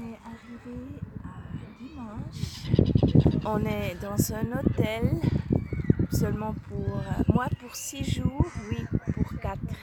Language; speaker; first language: French; non-native, local second language; Swiss German